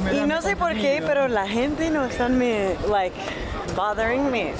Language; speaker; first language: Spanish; non-native, learner; English